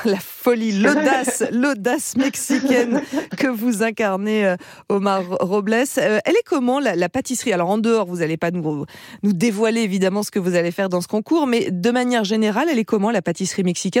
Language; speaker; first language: French; native; French